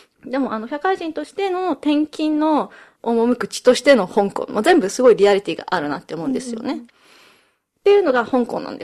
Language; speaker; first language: Japanese; early bilingual, heritage; Japanese